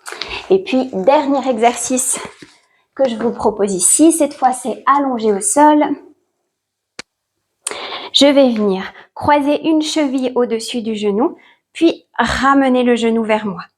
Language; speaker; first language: French; native; French